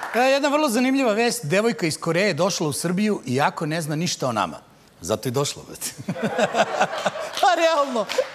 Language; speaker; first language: Serbian; native; Serbian